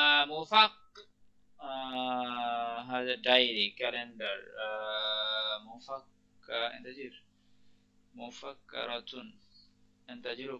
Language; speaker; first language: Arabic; non-native, learner; Bangla